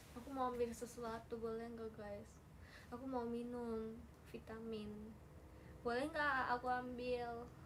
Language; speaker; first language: Indonesian; non-native, fluent; Japanese